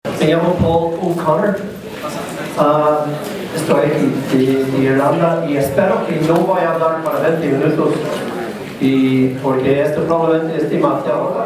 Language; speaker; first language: Spanish; non-native, learner; English